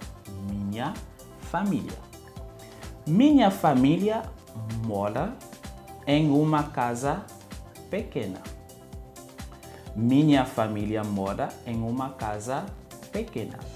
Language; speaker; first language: Portuguese; non-native, learner; Haitian Creole